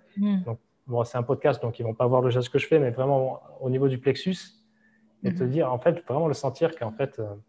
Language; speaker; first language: French; native; French